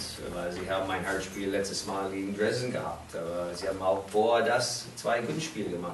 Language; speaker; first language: German; non-native, fluent; English